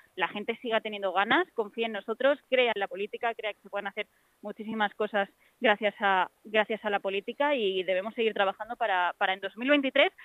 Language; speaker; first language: Spanish; native; Spanish